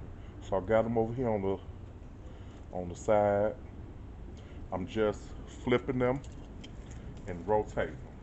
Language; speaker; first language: English; native; English